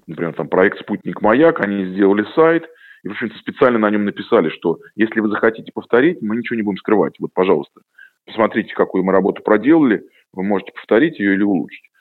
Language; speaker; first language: Russian; native; Russian